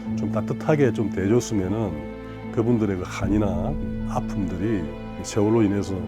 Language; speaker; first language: Korean; native; Korean